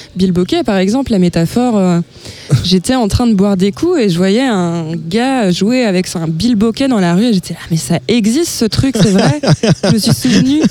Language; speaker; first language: French; native; French